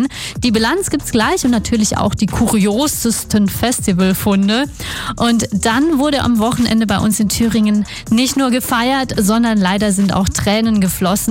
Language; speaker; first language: German; native; German